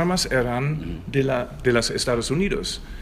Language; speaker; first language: Spanish; non-native, learner; German